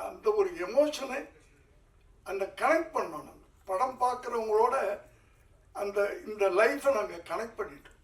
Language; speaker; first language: Tamil; native; Tamil